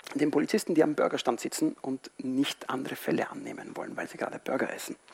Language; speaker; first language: German; non-native, fluent; Spanish